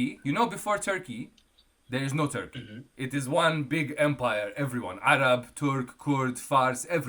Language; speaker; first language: English; non-native, fluent; Kurdish